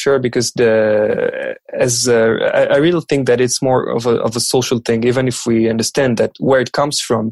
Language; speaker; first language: English; non-native, fluent; French